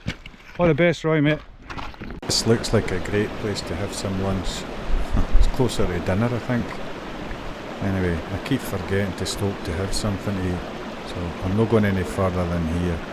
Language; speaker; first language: English; native; English